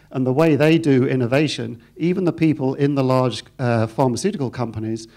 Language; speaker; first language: English; native; English